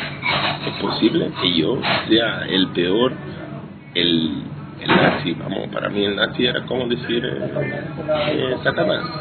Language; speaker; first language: Spanish; non-native, fluent; Hebrew